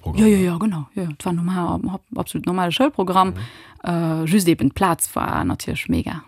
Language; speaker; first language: Luxembourgish; early bilingual, other home language; Italian